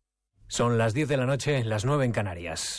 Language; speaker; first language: Spanish; native; Spanish